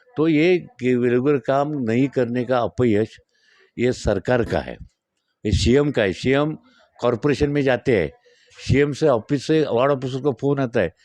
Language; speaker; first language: Hindi; non-native, local second language; Marathi